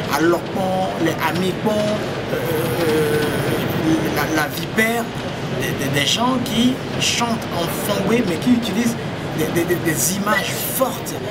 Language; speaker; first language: French; non-native, local second language; Fon